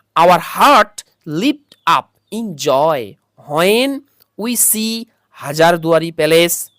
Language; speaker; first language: English; non-native, local second language; Bangla